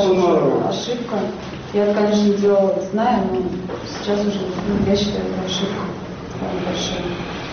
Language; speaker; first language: Russian; non-native, local second language; Tatar